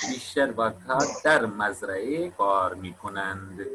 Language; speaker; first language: Persian; non-native, fluent; Urdu